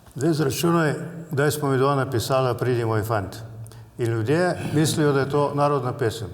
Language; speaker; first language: Slovenian; native; Slovenian